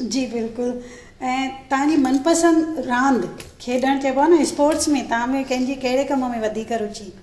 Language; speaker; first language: Sindhi; native; Sindhi